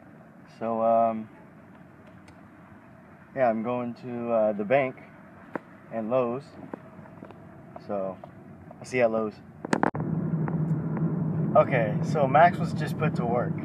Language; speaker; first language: English; native; English